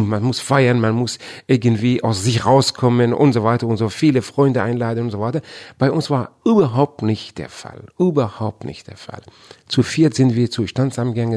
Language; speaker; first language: German; non-native, fluent; Persian